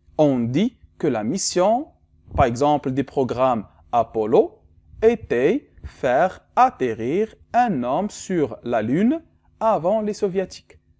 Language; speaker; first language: French; non-native, local second language; Arabic